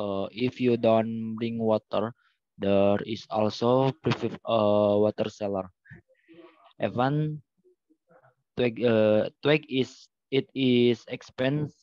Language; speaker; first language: English; non-native, learner; Indonesian